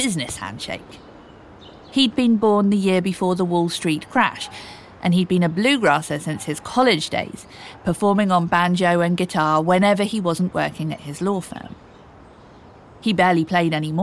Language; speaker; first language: English; native; English